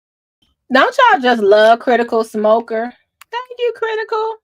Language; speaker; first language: English; native; English